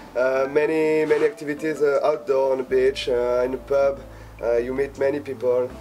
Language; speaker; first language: English; non-native, learner; French